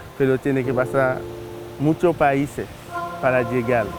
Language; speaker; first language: Spanish; non-native, learner; Haitian Creole